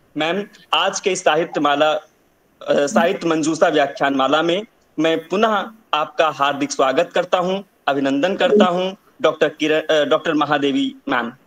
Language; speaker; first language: Hindi; native; Hindi